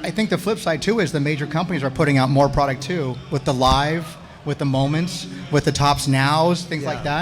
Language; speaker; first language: English; native; English